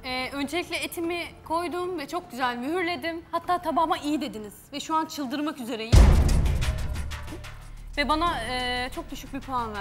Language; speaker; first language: Turkish; native; Turkish